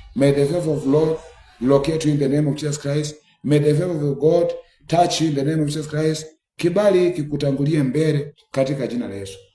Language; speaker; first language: English; non-native, local second language; Swahili